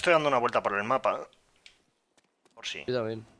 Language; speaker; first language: Spanish; native; Spanish